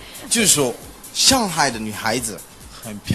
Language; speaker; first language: Chinese; non-native, fluent; Hausa